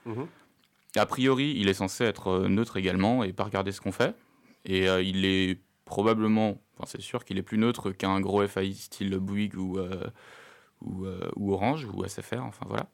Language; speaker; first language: French; native; French